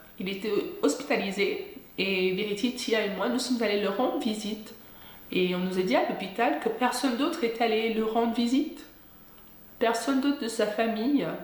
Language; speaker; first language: French; non-native, fluent; English